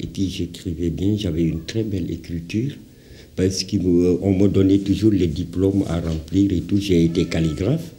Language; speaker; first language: French; non-native, local second language; Wolof